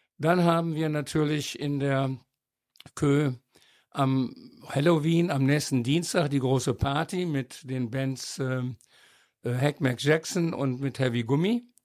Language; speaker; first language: German; native; German